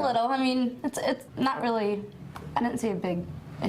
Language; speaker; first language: English; native; English